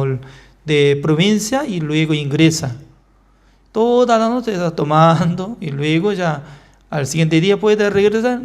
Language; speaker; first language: Spanish; non-native, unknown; Korean